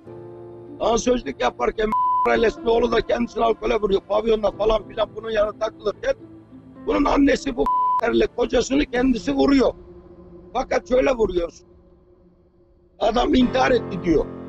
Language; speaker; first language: Turkish; native; Turkish